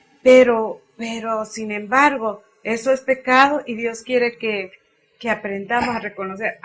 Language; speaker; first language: Spanish; native; Spanish